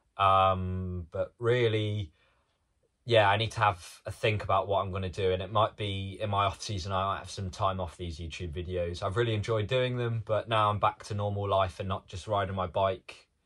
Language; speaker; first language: English; native; English